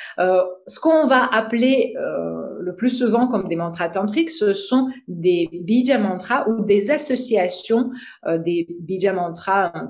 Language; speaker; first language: French; non-native, fluent; Russian